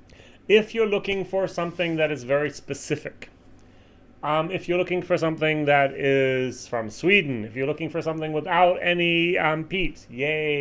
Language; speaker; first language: English; native; English